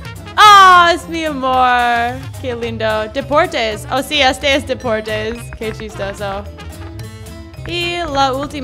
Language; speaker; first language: Spanish; non-native, learner; English